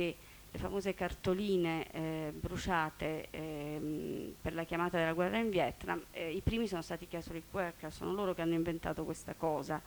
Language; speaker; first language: Italian; native; Italian